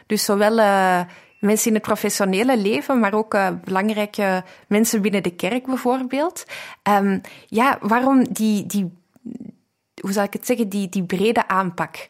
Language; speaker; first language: Dutch; native; Dutch